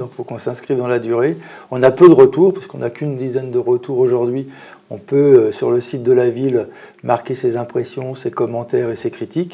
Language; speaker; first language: French; native; French